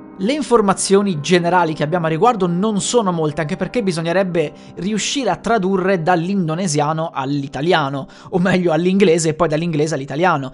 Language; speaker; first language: Italian; native; Italian